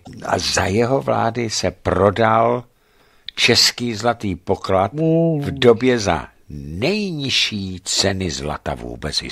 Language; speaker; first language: Czech; native; Czech